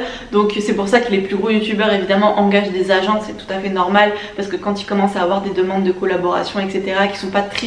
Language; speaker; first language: French; native; French